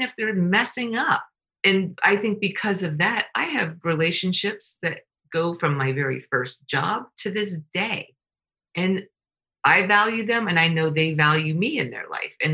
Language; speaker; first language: English; native; English